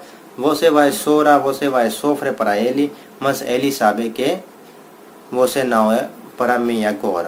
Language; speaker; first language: Portuguese; non-native, learner; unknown